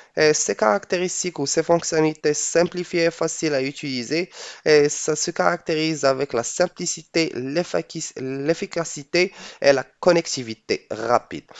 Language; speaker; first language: French; non-native, local second language; Arabic